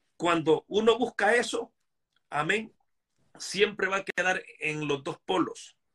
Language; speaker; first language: Spanish; native; Spanish